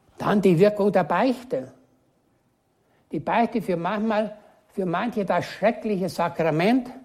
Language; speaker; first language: German; native; German